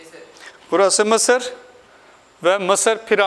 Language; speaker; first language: Turkish; non-native, fluent; Urdu